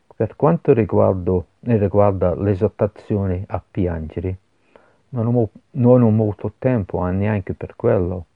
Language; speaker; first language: Italian; non-native, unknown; English